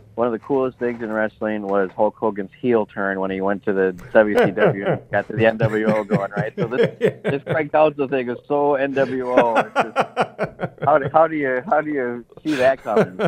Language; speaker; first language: English; native; English